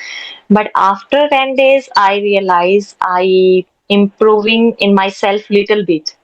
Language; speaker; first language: English; non-native, learner; Hindi